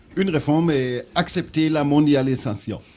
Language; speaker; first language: French; non-native, learner; German